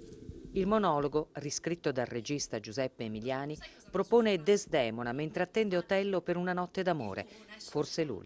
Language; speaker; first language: Italian; native; Italian